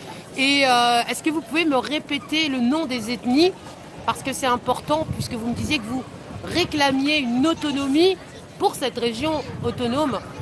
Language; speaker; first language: French; native; French